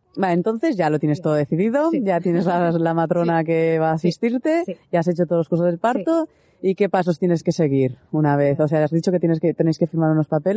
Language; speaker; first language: Spanish; native; Spanish